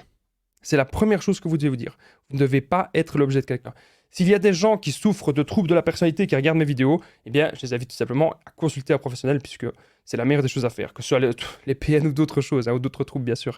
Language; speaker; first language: French; native; French